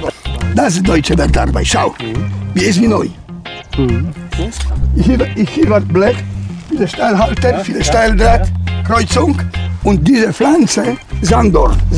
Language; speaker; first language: German; non-native, learner; Polish